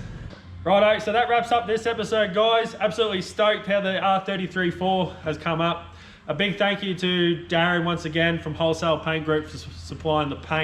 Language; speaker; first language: English; native; English